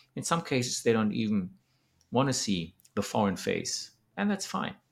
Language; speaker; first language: English; non-native, fluent; German